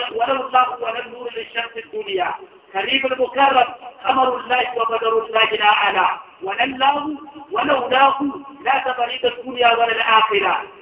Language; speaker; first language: Arabic; non-native, fluent; Hausa